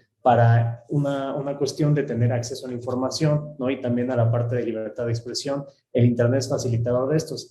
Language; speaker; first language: Spanish; native; Spanish